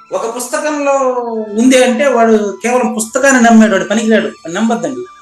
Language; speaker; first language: Telugu; non-native, local second language; Tamil